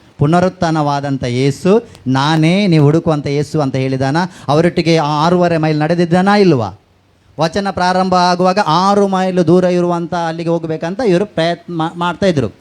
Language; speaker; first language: Kannada; non-native, local second language; Tulu